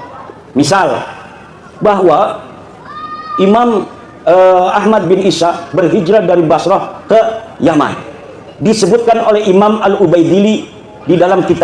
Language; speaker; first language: Indonesian; non-native, local second language; Javanese